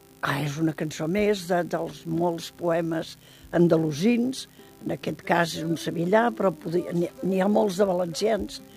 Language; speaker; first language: Catalan; native; Catalan